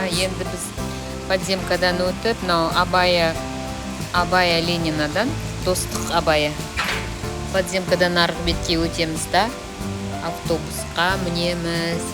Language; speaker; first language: Kazakh; native; Kazakh